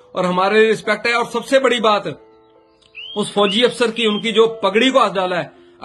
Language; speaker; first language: Hindi; non-native, local second language; Punjabi